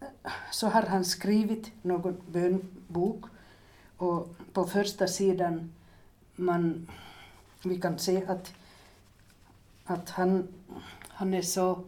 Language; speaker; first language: Swedish; non-native, fluent; Finnish